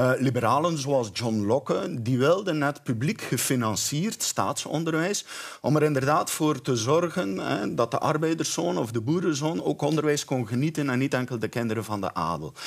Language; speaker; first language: Dutch; native; Dutch